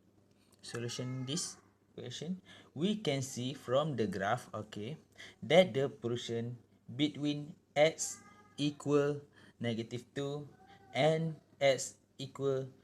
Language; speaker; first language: English; non-native, local second language; Malay